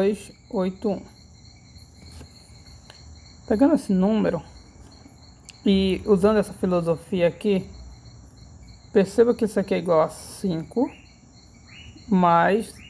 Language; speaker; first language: Portuguese; native; Portuguese